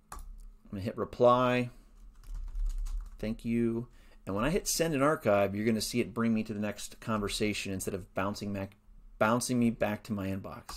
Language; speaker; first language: English; native; English